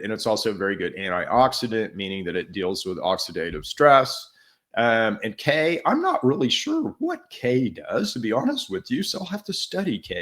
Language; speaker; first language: English; native; English